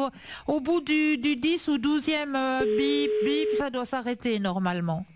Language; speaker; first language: French; native; French